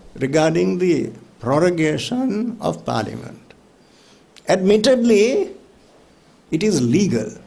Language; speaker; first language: English; non-native, local second language; Sinhala